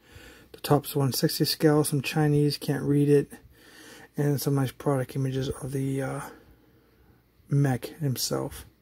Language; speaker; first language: English; native; English